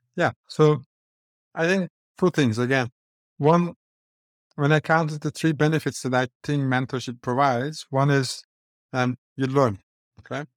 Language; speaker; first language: English; non-native, fluent; Turkish